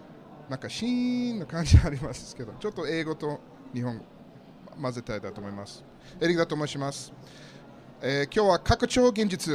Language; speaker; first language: Japanese; non-native, learner; English